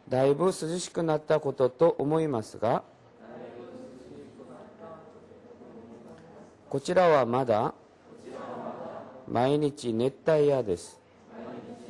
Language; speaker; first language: Japanese; non-native, local second language; Korean